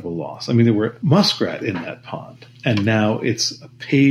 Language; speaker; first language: English; native; English